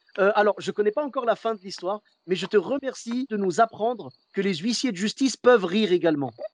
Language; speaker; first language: French; early bilingual, other home language; Arabic